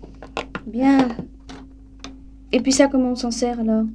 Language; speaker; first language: French; native; French